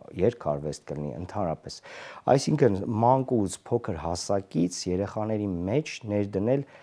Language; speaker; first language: Armenian; native; Armenian